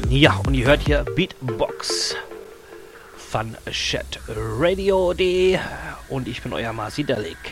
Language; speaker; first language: German; native; German